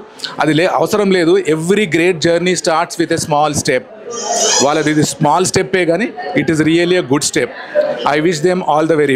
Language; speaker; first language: Telugu; native; Telugu